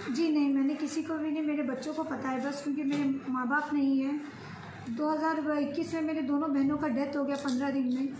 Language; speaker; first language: Hindi; native; Hindi